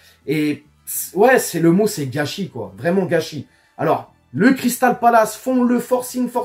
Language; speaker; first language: French; native; French